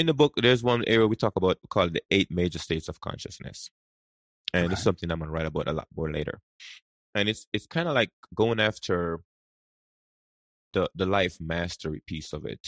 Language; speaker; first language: English; non-native, local second language; Jamaican Creole English